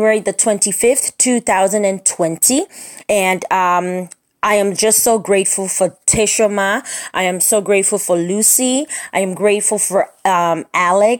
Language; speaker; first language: English; native; English